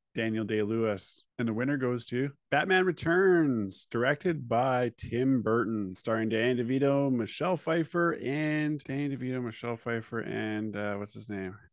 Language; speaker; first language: English; native; English